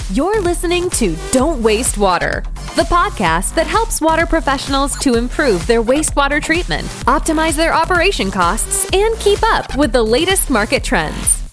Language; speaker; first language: English; non-native, fluent; French